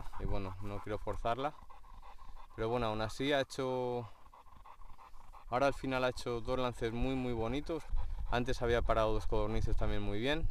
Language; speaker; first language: Spanish; native; Spanish